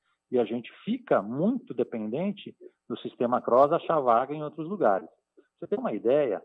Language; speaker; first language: Portuguese; native; Portuguese